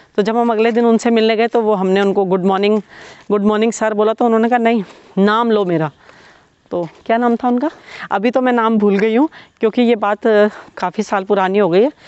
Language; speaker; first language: Hindi; native; Hindi